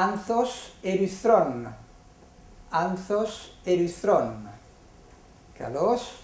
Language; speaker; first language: Greek; non-native, fluent; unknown